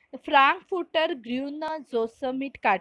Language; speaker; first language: German; non-native, fluent; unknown